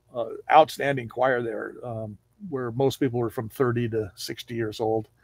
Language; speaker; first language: English; native; English